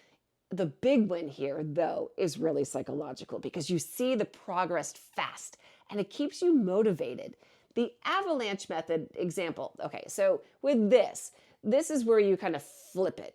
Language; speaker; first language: English; native; English